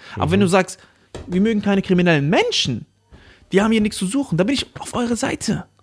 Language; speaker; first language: German; early bilingual, other home language; Arabic